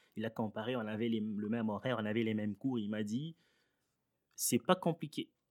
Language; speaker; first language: French; early bilingual, other home language; Swahili